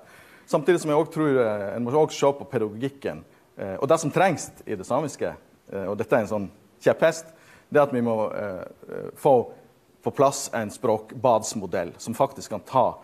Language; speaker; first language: Norwegian; native; Norwegian